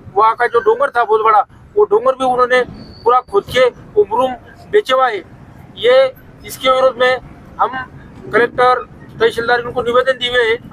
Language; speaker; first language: Hindi; non-native, local second language; Marathi